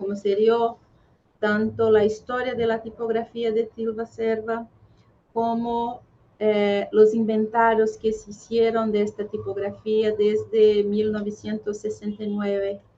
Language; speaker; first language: Spanish; non-native, fluent; Portuguese